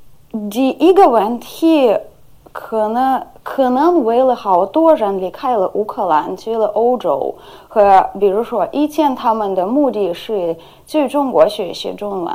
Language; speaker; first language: Chinese; non-native, learner; Ukrainian